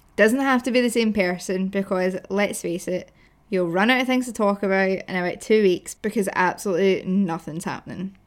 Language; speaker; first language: English; native; English